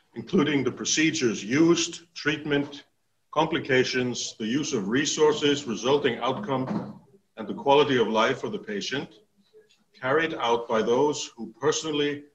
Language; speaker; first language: English; non-native, fluent; Icelandic